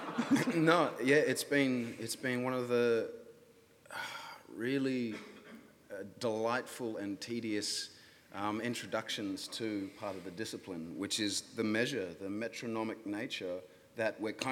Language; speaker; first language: English; native; English